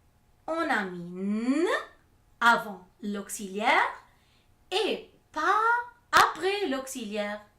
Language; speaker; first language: French; non-native, fluent; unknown